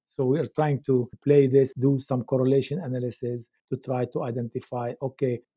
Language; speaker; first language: English; non-native, fluent; Arabic